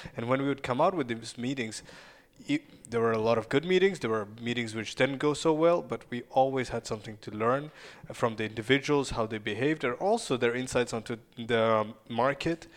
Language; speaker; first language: English; non-native, fluent; Russian